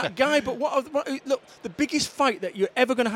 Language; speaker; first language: English; native; English